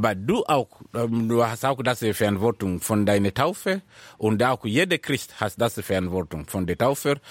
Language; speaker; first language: German; non-native, learner; Swahili